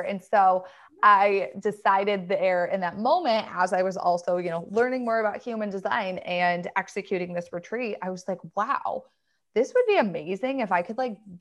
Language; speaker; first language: English; native; English